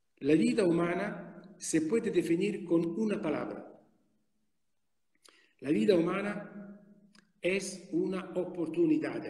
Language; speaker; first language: Spanish; non-native, fluent; Italian